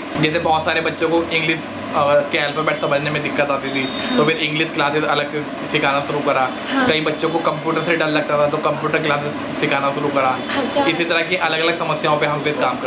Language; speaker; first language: Hindi; native; Hindi